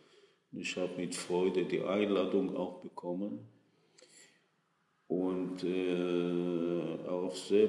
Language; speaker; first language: German; non-native, fluent; Hebrew